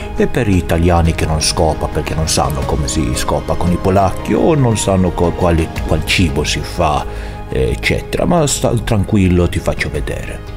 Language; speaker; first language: Italian; non-native, learner; Swedish